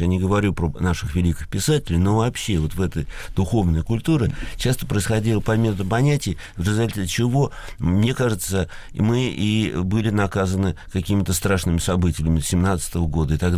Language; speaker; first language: Russian; native; Russian